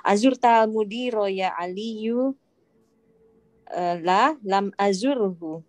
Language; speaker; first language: Arabic; non-native, learner; Indonesian